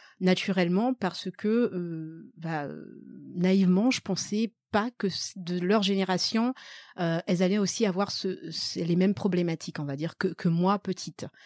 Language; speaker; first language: French; early bilingual, other home language; Malagasy